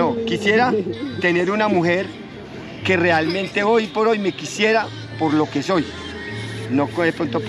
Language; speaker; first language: Spanish; native; Spanish